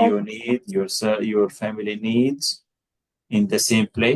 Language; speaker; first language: English; non-native, fluent; Arabic